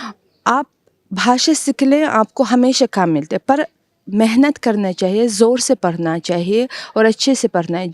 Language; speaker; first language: Hindi; non-native, fluent; Uzbek